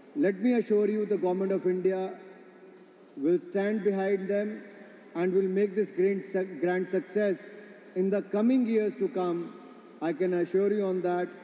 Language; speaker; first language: English; non-native, local second language; Hindi